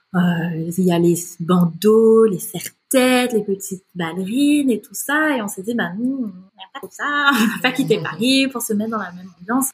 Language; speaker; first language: French; native; French